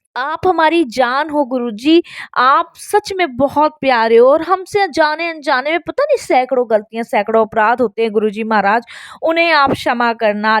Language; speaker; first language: Hindi; native; Hindi